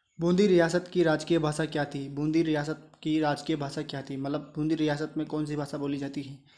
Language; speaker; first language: Hindi; native; Hindi